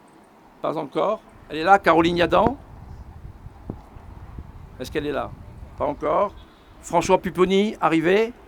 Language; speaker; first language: French; native; French